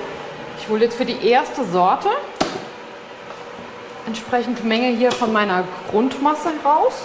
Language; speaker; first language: German; native; German